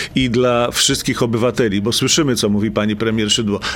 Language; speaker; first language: Polish; native; Polish